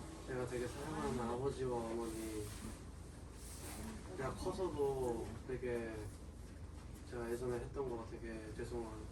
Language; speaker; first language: Korean; early bilingual, heritage; Korean